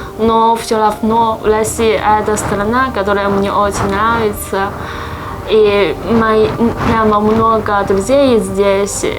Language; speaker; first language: Russian; non-native, learner; Chinese